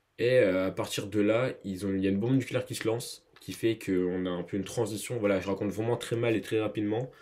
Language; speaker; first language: French; native; French